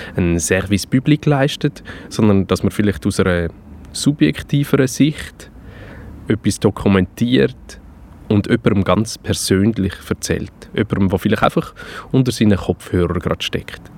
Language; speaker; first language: German; native; German